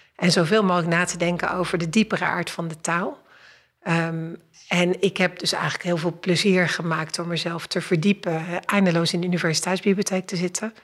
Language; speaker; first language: Dutch; native; Dutch